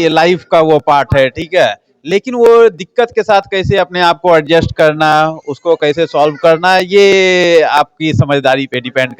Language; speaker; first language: Hindi; native; Hindi